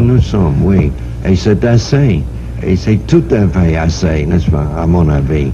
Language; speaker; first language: French; non-native, learner; English